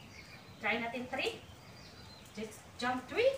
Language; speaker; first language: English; non-native, local second language; Filipino